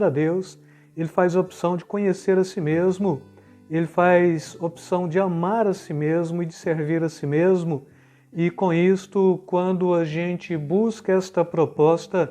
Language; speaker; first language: Portuguese; native; Portuguese